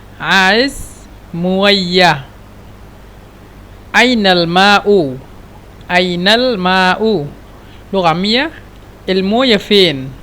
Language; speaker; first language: Arabic; non-native, fluent; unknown